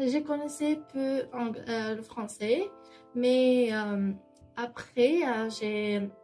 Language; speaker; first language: French; non-native, learner; Arabic